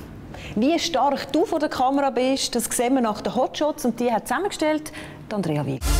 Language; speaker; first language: German; native; German